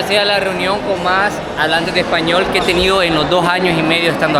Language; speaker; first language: Spanish; native; Spanish